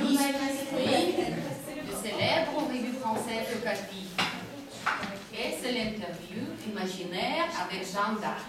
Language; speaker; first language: French; non-native, fluent; Russian